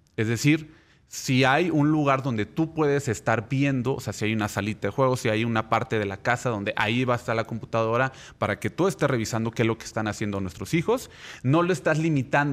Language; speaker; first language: Spanish; native; Spanish